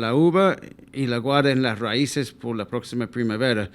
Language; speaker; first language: Spanish; non-native, fluent; English